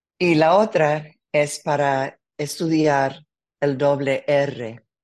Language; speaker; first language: Spanish; non-native, learner; English